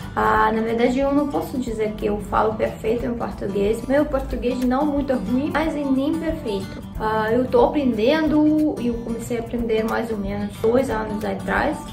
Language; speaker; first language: Portuguese; non-native, learner; Russian